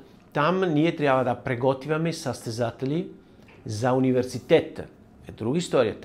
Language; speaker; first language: Bulgarian; non-native, learner; Italian